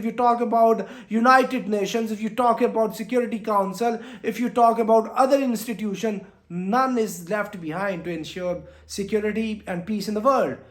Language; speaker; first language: English; non-native, local second language; Urdu